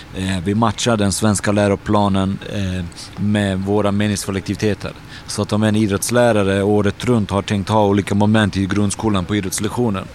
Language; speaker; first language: Swedish; early bilingual, other home language; Bosnian